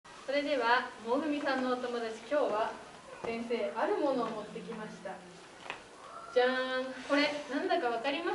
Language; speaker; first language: Japanese; native; Japanese